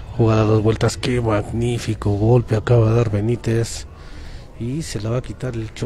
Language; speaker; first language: Spanish; native; Spanish